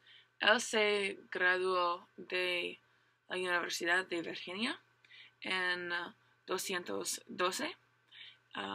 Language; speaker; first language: Spanish; non-native, learner; English